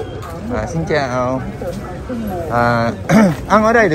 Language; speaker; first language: Vietnamese; non-native, learner; Korean